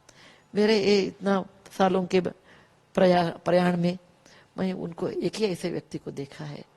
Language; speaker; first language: Hindi; non-native, local second language; Kannada